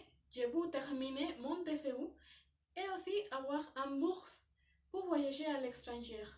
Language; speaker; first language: French; non-native, learner; Spanish